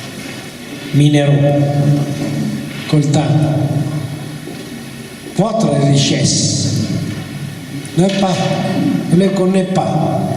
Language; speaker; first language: French; non-native, learner; Italian